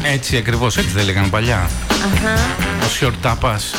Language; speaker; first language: Greek; native; Greek